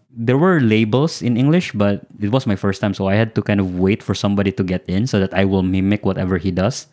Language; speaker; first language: English; non-native, local second language; Filipino